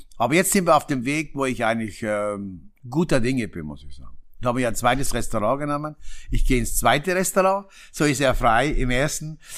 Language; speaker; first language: German; native; German